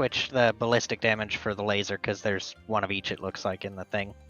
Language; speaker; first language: English; native; English